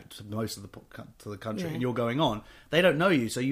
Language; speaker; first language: English; native; English